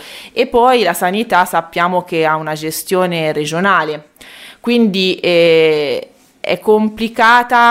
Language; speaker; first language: Italian; native; Italian